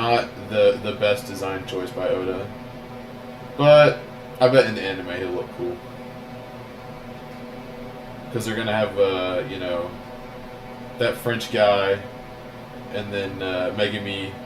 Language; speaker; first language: English; native; English